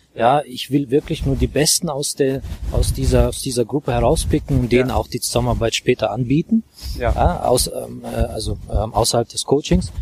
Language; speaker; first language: German; non-native, fluent; Russian